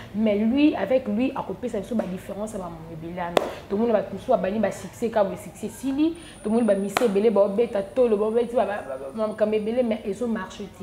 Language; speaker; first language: French; non-native, local second language; Lingala